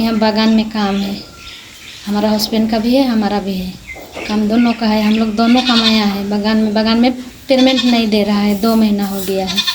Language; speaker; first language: Hindi; non-native, local second language; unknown